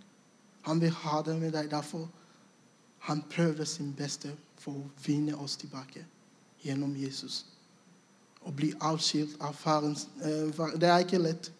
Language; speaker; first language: Norwegian; non-native, fluent; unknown